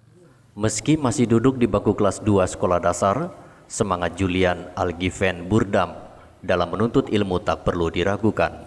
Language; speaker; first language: Indonesian; native; Indonesian